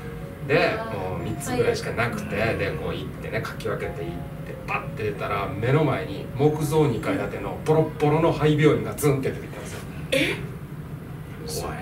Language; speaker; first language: Japanese; native; Japanese